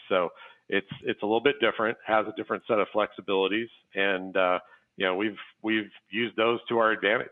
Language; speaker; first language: English; native; English